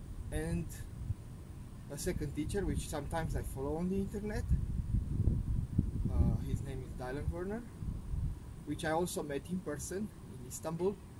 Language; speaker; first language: English; non-native, fluent; Romanian